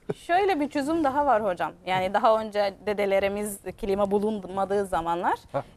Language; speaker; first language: Turkish; non-native, fluent; Arabic